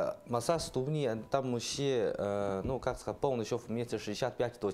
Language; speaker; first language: Russian; non-native, learner; Chinese